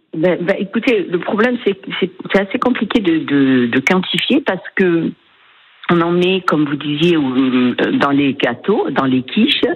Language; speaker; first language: French; early bilingual, other home language; Spanish